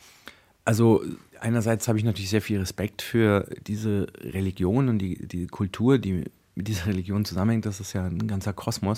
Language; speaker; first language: German; native; German